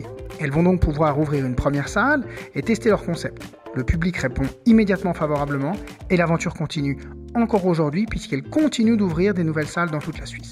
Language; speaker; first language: French; native; French